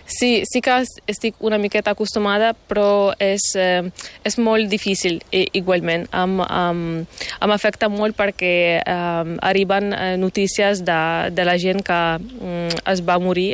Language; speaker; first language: Catalan; non-native, fluent; Ukrainian